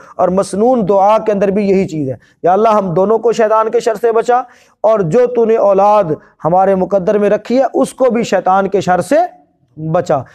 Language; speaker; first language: Urdu; non-native, local second language; Punjabi